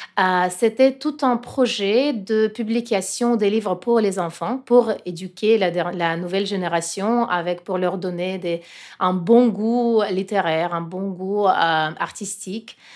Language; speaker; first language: French; non-native, fluent; Russian